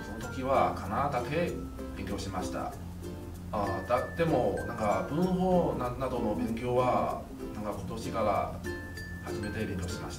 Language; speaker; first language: Japanese; non-native, fluent; Chinese